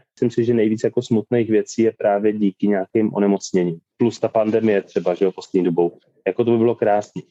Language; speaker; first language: Czech; native; Czech